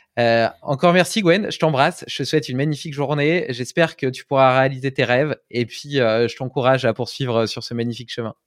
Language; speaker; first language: French; native; French